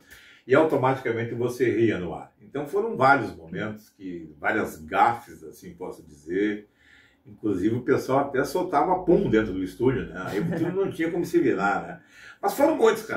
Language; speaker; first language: Portuguese; native; Portuguese